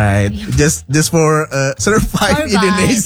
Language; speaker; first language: English; non-native, fluent; Indonesian